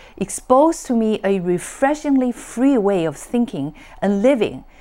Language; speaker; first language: English; non-native, fluent; Chinese